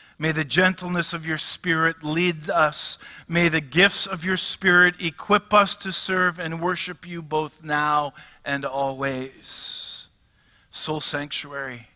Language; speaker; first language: English; native; English